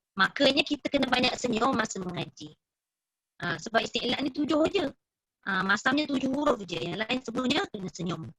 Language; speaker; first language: Malay; native; Malay